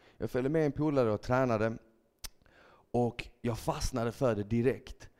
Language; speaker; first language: Swedish; early bilingual, other home language; Bosnian